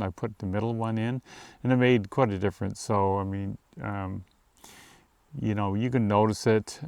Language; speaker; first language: English; native; English